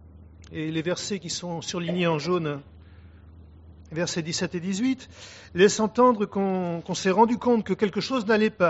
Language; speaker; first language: French; native; French